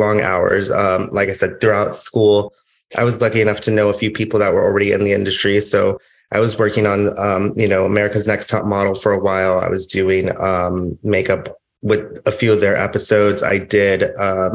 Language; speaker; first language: English; native; English